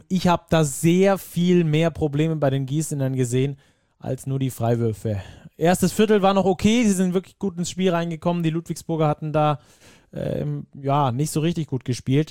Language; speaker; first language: German; native; German